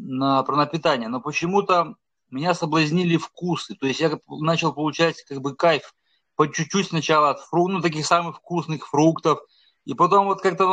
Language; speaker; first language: Russian; native; Russian